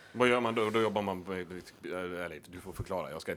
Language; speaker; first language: Swedish; native; Swedish